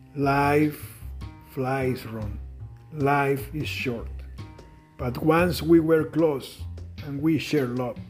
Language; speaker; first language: English; non-native, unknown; Spanish